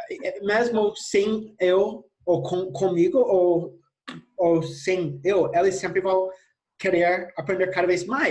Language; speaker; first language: Portuguese; non-native, fluent; English